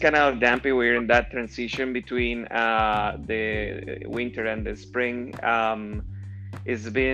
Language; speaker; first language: English; non-native, fluent; Spanish